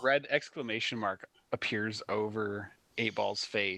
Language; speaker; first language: English; native; English